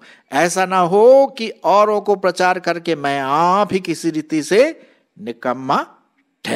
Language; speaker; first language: Hindi; non-native, local second language; Marathi